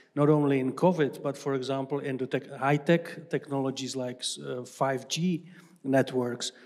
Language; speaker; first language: English; non-native, fluent; Czech